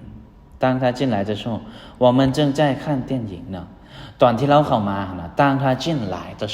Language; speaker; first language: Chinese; non-native, fluent; Lao